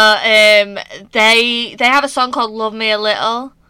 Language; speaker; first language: English; native; English